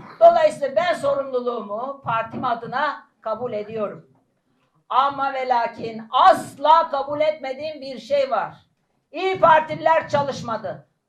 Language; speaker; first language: Turkish; native; Turkish